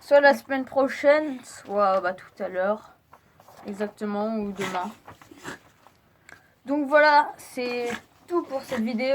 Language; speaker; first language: French; native; French